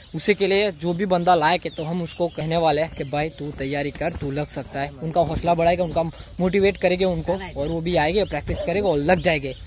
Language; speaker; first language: Hindi; non-native, local second language; Gujarati